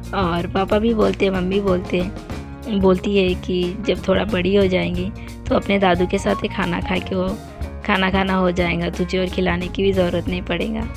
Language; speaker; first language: Hindi; non-native, local second language; Bangla